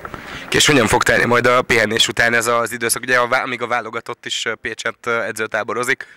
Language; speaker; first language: Hungarian; native; Hungarian